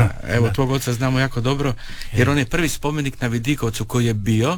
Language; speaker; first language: Serbian; native; Serbian